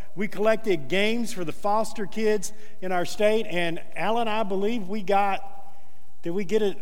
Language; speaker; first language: English; native; English